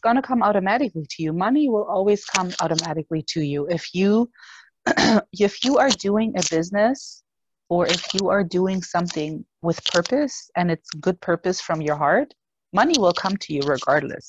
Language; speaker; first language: English; non-native, fluent; German